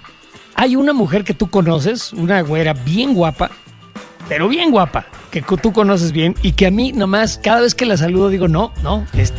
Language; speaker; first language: Spanish; native; Spanish